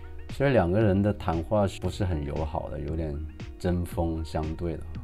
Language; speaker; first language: Chinese; native; Chinese